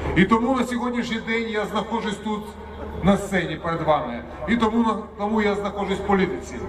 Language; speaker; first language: Ukrainian; non-native, local second language; Russian